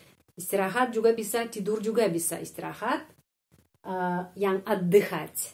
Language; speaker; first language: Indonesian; non-native, fluent; Russian